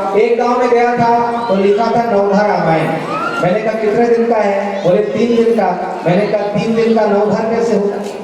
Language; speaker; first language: Hindi; non-native, local second language; Chhattisgarhi